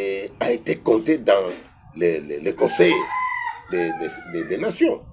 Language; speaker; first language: French; non-native, local second language; Kongo